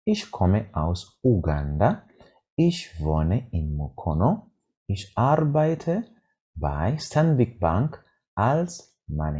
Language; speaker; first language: German; non-native, fluent; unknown